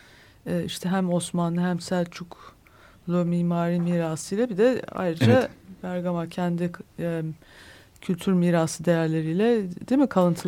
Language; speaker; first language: Turkish; native; Turkish